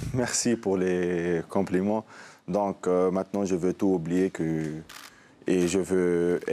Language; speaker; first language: French; non-native, local second language; Arabic